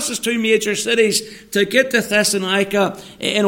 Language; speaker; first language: English; native; English